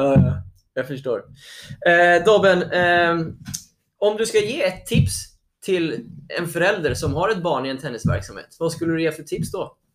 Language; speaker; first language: Swedish; native; Swedish